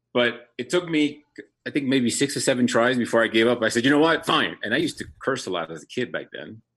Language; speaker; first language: English; early bilingual, other home language; Spanish